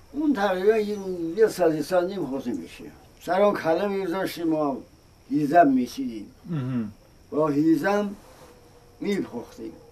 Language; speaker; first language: Persian; non-native, local second language; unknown